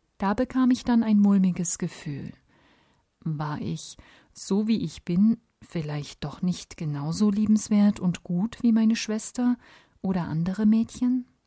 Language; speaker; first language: German; native; German